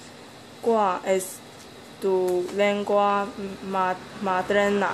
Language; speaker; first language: Spanish; non-native, learner; Chinese